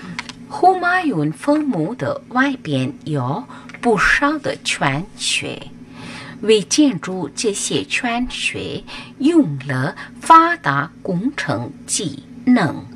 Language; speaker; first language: Chinese; non-native, fluent; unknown